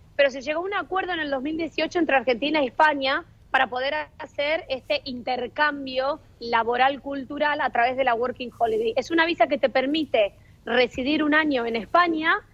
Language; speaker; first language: Spanish; native; Spanish